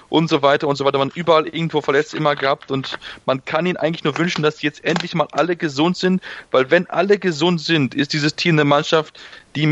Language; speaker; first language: German; native; German